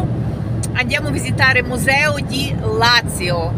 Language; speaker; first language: Italian; non-native, fluent; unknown